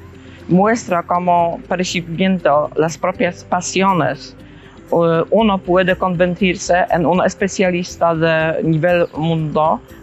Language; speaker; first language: Spanish; non-native, fluent; Polish